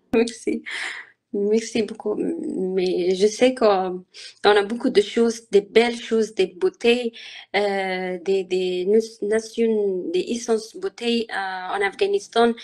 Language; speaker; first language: French; non-native, learner; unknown